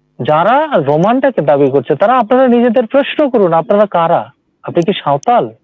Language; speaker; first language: Bangla; non-native, local second language; Santali